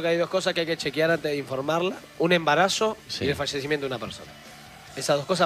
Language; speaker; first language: Spanish; native; Spanish